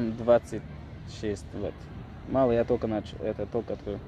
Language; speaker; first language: Russian; non-native, local second language; Tajik